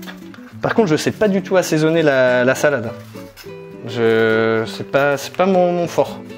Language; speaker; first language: French; native; French